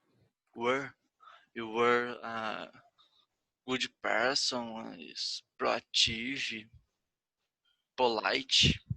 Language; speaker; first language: English; non-native, learner; Portuguese